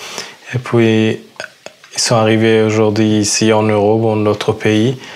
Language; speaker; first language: French; non-native, fluent; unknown